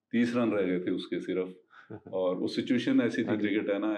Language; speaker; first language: Hindi; native; Hindi